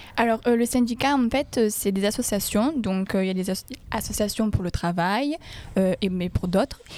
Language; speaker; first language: French; native; French